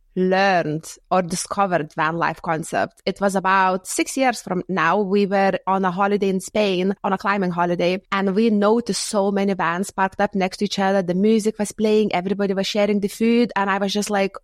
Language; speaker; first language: English; non-native, fluent; Lithuanian